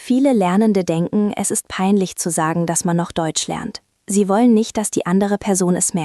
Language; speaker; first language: German; non-native, fluent; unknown